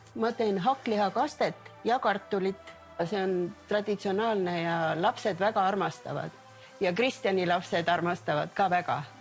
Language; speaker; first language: Estonian; native; Estonian